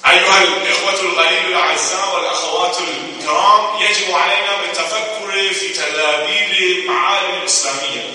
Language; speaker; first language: Arabic; non-native, learner; Persian